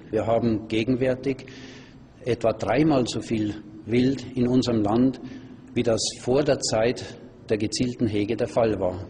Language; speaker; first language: German; native; German